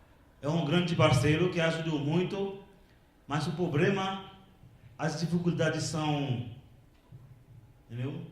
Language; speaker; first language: Portuguese; non-native, local second language; Haitian Creole